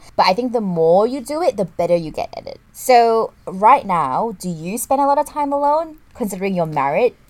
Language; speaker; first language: English; non-native, local second language; Chinese